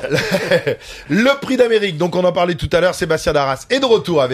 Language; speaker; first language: French; native; French